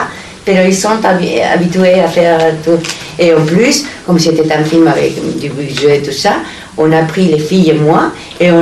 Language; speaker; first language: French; non-native, fluent; Spanish